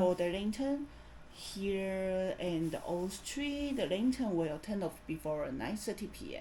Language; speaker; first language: English; non-native, learner; Chinese